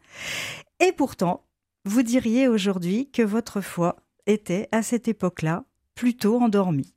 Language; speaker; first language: French; native; French